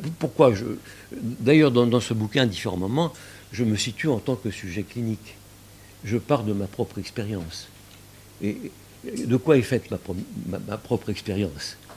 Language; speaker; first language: French; early bilingual, other home language; Yiddish